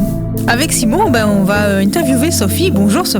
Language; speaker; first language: French; native; French